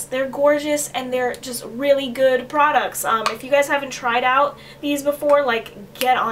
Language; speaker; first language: English; native; English